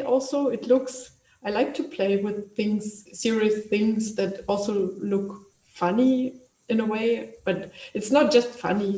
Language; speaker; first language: English; non-native, fluent; German